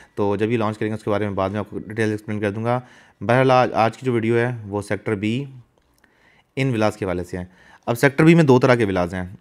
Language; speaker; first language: Urdu; native; Urdu